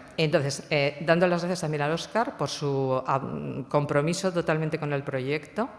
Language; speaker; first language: Spanish; non-native, local second language; Catalan